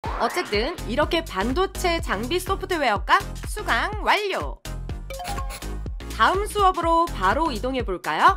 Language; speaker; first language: Korean; native; Korean